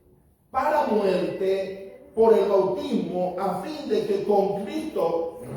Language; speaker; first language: Spanish; native; Spanish